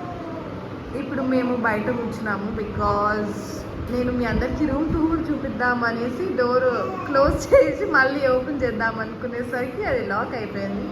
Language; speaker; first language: Telugu; early bilingual, heritage; Telugu